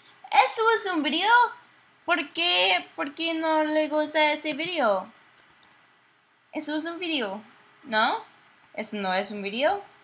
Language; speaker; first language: Spanish; non-native, learner; English